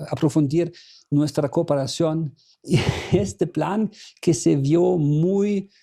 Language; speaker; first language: Spanish; non-native, fluent; German